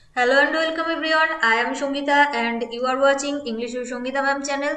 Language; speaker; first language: English; non-native, local second language; Bangla